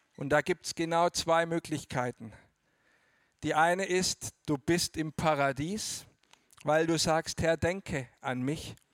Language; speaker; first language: German; native; German